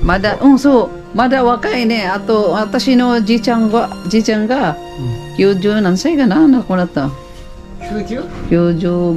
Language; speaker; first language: Japanese; non-native, fluent; Filipino